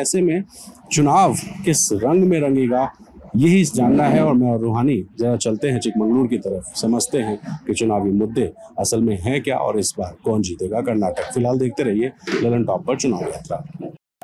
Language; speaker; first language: Hindi; native; Hindi